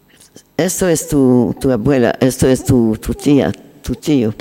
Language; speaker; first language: Spanish; non-native, learner; French